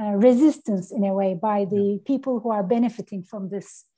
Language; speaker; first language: English; non-native, fluent; Turkish